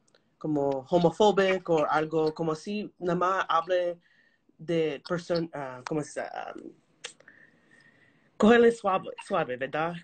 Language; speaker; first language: Spanish; early bilingual, heritage; Spanish